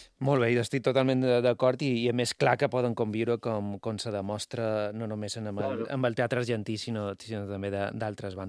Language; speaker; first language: Catalan; native; Catalan